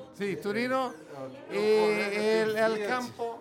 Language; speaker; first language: Italian; non-native, learner; Portuguese